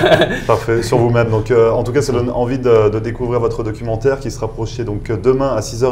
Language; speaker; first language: French; native; French